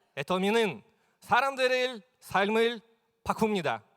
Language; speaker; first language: Korean; non-native, learner; Russian